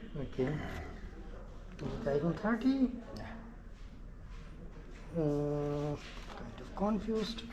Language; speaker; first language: English; non-native, learner; Bangla